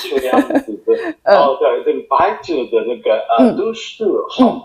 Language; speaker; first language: Chinese; non-native, fluent; Japanese